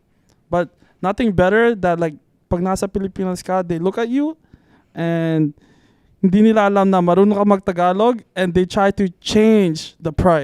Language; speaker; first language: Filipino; early bilingual, heritage; Filipino